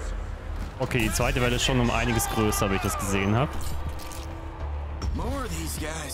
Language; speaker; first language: German; native; German